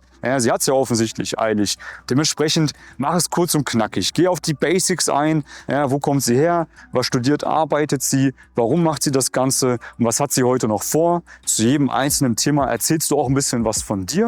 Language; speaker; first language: German; native; German